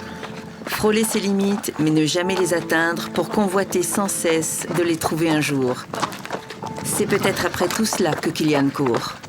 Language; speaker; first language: French; native; French